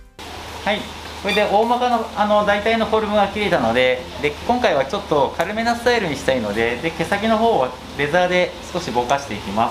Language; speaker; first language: Japanese; native; Japanese